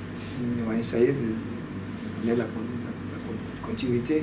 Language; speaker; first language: French; non-native, fluent; Portuguese